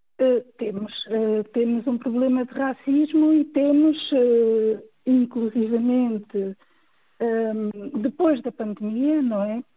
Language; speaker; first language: Portuguese; native; Portuguese